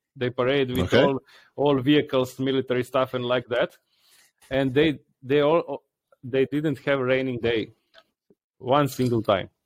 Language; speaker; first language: English; non-native, learner; Croatian